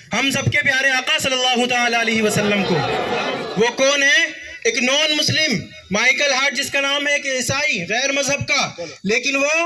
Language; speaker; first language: Urdu; native; Urdu